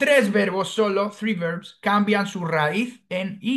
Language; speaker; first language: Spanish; non-native, fluent; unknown